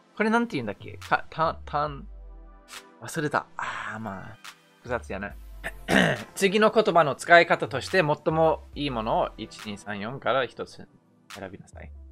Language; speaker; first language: Japanese; non-native, fluent; English